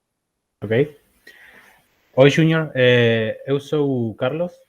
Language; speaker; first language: Portuguese; non-native, learner; Spanish